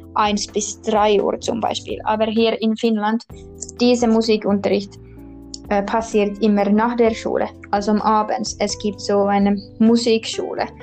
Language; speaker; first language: German; non-native, learner; Finnish